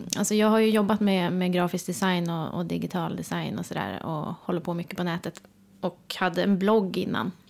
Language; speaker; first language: Swedish; native; Swedish